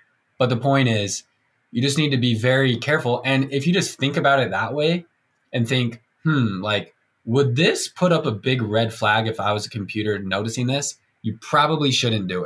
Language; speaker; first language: English; native; English